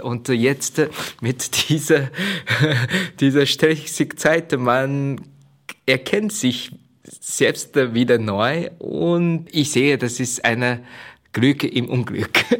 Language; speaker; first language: German; non-native, learner; Chinese